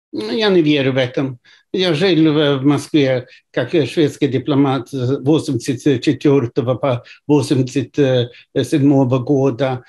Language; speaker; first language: Russian; non-native, fluent; Swedish